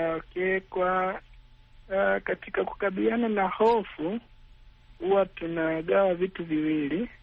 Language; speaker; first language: Swahili; native; Swahili